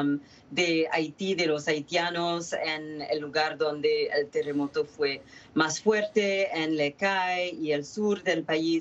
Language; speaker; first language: Spanish; non-native, fluent; Haitian Creole